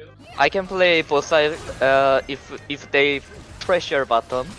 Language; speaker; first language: English; non-native, learner; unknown